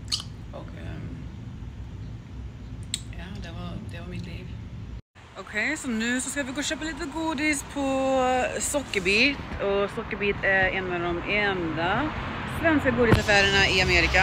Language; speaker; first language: Swedish; early bilingual, heritage; Swedish